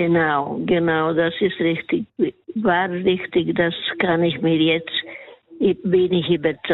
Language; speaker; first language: German; non-native, learner; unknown